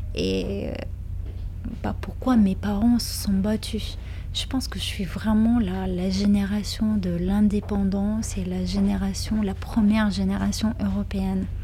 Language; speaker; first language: French; non-native, fluent; Lithuanian